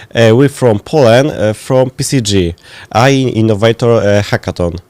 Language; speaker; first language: English; non-native, learner; Polish